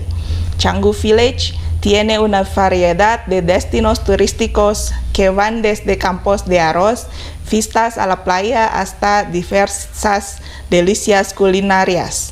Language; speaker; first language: Spanish; non-native, fluent; Indonesian